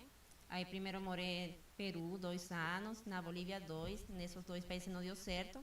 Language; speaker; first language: Portuguese; non-native, fluent; Spanish